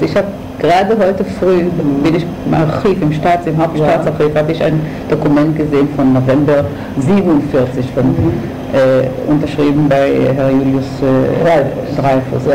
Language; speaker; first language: German; non-native, fluent; Hebrew